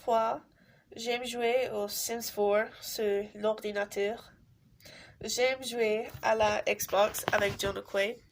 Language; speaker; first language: French; non-native, learner; English